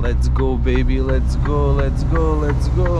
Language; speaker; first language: English; non-native, learner; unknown